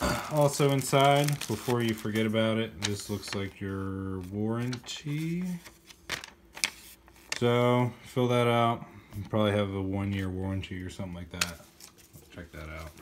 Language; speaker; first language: English; native; English